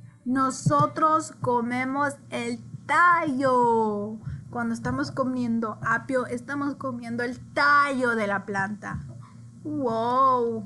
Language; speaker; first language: Spanish; early bilingual, heritage; English